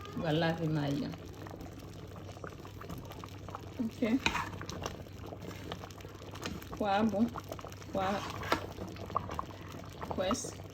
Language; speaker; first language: French; non-native, learner; Haitian Creole